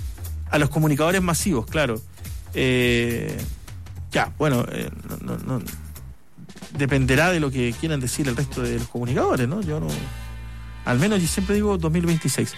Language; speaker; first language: Spanish; native; Spanish